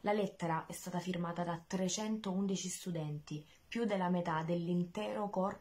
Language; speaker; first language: Italian; native; Italian